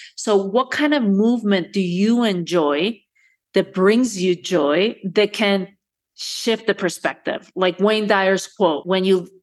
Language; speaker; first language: English; early bilingual, other home language; Spanish